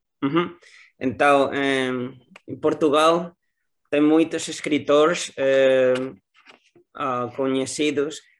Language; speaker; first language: Portuguese; non-native, learner; Spanish